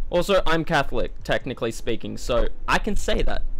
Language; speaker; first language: English; native; English